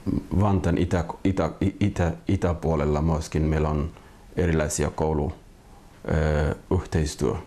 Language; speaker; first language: Finnish; non-native, fluent; Somali